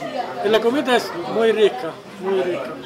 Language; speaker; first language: Spanish; non-native, fluent; Italian